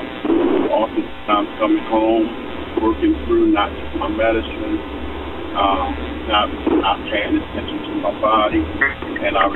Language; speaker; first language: English; native; English